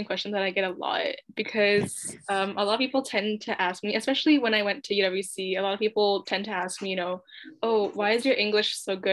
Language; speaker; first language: English; non-native, local second language; Cantonese